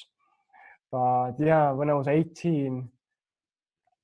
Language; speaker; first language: English; non-native, fluent; Estonian